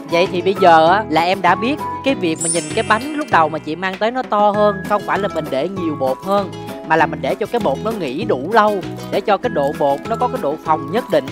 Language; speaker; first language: Vietnamese; native; Vietnamese